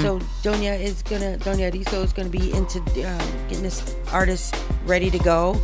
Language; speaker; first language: English; native; English